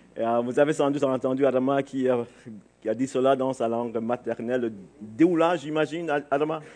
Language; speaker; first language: French; non-native, fluent; English